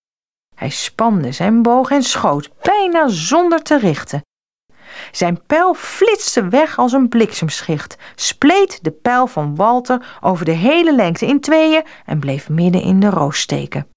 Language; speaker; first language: Dutch; native; Dutch